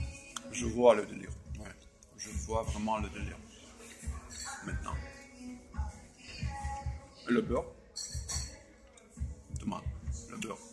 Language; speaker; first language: French; non-native, fluent; Russian